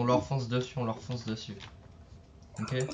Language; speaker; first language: French; native; French